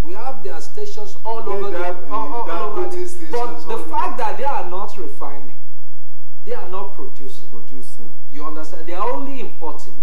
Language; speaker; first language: English; non-native, local second language; Yoruba